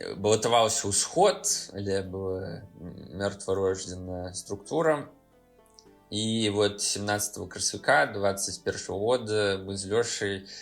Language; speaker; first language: Belarusian; non-native, local second language; Russian